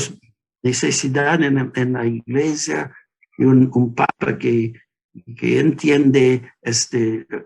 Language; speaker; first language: Spanish; non-native, learner; English